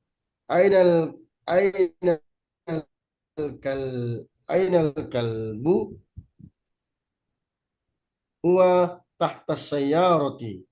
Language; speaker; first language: Arabic; non-native, learner; Indonesian